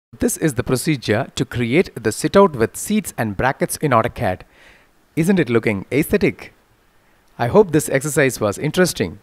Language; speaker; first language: English; non-native, local second language; Malayalam